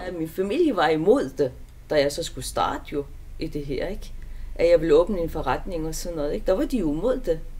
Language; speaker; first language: Danish; early bilingual, other home language; Turkish